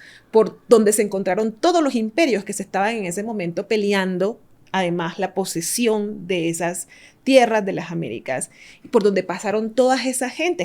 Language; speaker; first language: Spanish; native; Spanish